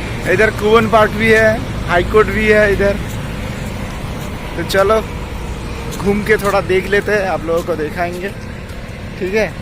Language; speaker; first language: Hindi; non-native, local second language; Bangla